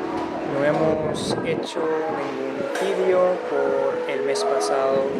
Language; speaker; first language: Spanish; non-native, fluent; Filipino